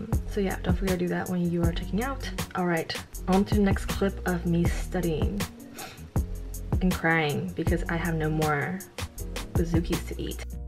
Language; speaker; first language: English; early bilingual, other home language; Chinese